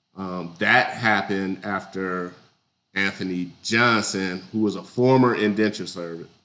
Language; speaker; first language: English; native; English